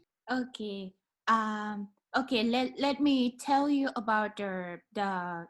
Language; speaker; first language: English; non-native, learner; Thai